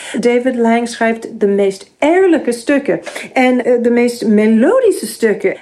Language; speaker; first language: Dutch; non-native, fluent; English